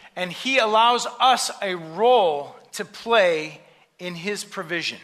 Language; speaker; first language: English; native; English